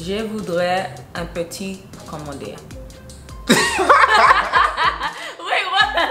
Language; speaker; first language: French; non-native, learner; Haitian Creole